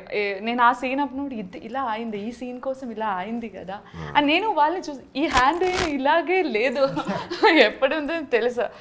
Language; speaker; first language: Telugu; non-native, learner; Malayalam